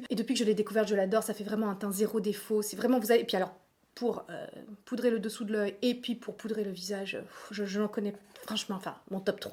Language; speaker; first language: French; native; French